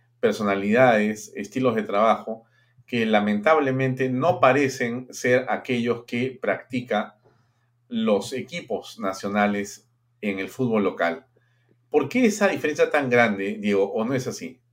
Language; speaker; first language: Spanish; native; Spanish